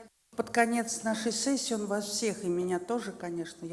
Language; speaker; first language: Russian; native; Russian